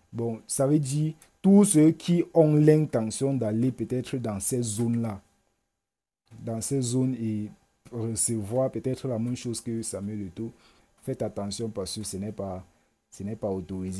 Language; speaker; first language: French; native; French